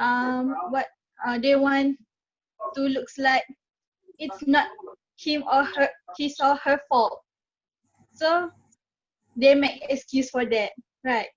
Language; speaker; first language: English; non-native, learner; Malay